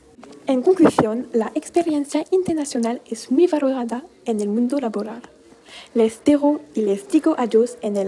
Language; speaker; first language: Spanish; non-native, learner; French